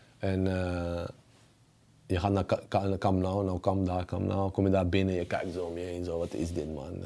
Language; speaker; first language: Dutch; early bilingual, other home language; Bosnian